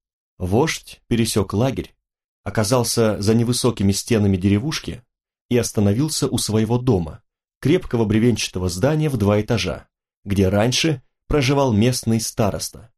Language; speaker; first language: Russian; native; Russian